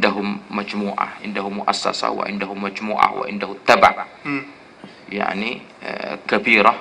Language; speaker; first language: Arabic; non-native, fluent; Indonesian